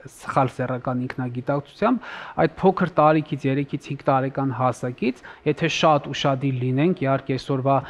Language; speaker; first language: Armenian; native; Armenian